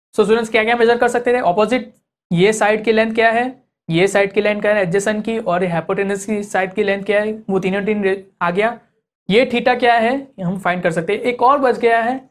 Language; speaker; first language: Hindi; native; Hindi